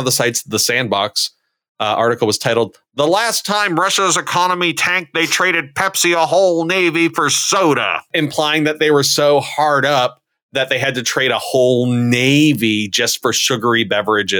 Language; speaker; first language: English; native; English